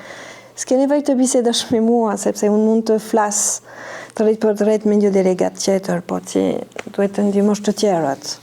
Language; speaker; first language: Albanian; non-native, fluent; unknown